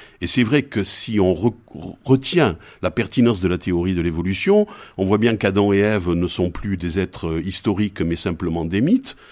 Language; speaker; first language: French; native; French